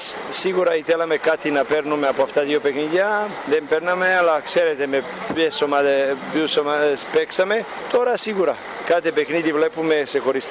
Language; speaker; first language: Greek; non-native, learner; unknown